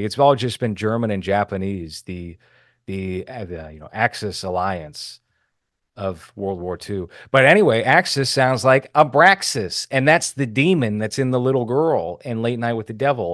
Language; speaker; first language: English; native; English